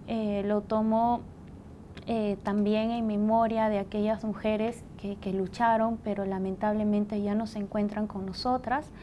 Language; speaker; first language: Spanish; native; Spanish